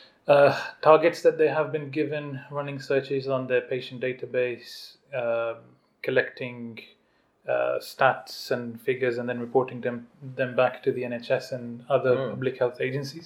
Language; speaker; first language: English; non-native, local second language; Urdu